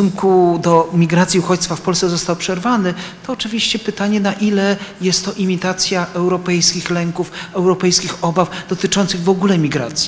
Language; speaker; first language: Polish; native; Polish